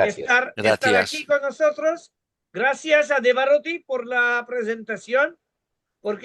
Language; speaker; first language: Spanish; non-native, fluent; Bangla